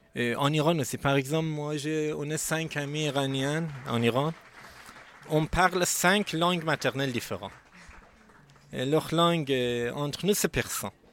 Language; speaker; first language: French; non-native, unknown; Persian